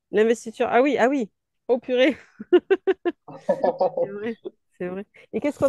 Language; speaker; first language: French; native; French